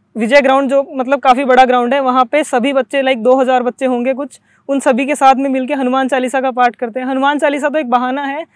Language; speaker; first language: Hindi; native; Hindi